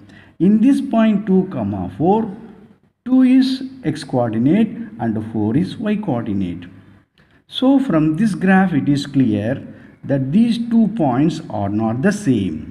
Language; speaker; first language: English; non-native, local second language; Tamil